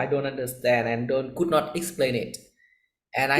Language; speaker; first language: English; non-native, learner; Vietnamese